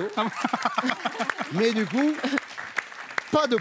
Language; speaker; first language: French; native; French